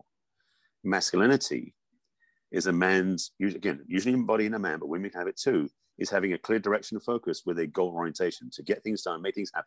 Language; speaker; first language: English; native; English